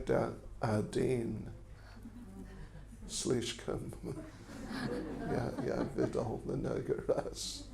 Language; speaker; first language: Russian; non-native, learner; English